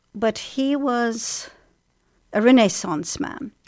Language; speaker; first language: English; non-native, fluent; Arabic